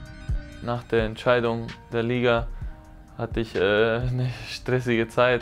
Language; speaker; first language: German; non-native, fluent; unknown